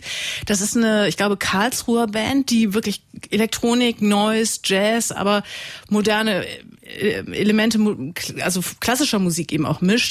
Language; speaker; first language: German; native; German